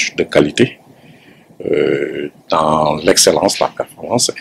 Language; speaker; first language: French; non-native, local second language; Wolof